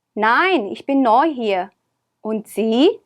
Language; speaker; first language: German; non-native, fluent; Korean